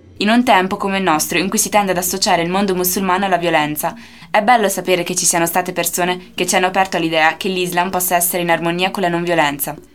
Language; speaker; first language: Italian; native; Italian